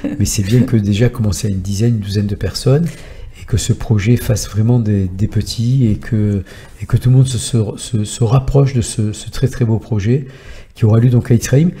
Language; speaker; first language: French; native; French